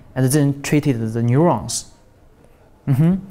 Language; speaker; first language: English; non-native, learner; Chinese